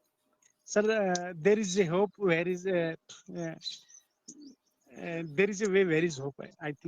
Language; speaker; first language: English; non-native, learner; Hindi